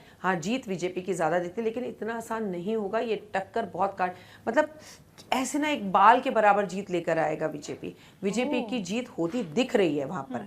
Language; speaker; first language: Hindi; native; Hindi